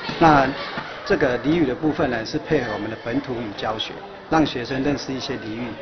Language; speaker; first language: Chinese; native; Chinese